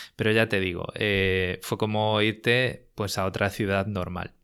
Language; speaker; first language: Spanish; native; Spanish